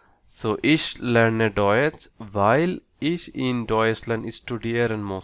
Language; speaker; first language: German; non-native, learner; Bangla